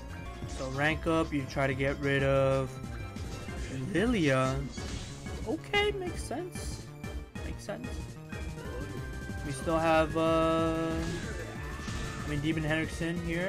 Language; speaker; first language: English; native; English